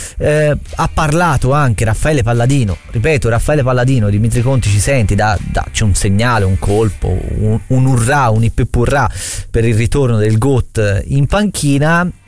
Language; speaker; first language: Italian; native; Italian